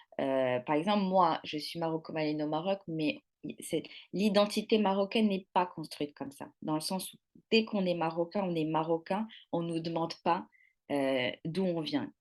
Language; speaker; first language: French; non-native, local second language; Arabic